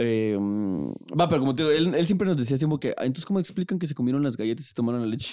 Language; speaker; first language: Spanish; native; Spanish